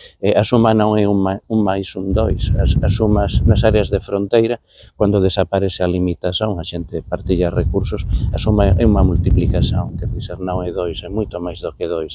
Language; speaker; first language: Galician; native; Galician